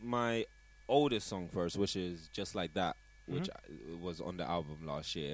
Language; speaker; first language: English; non-native, local second language; Akan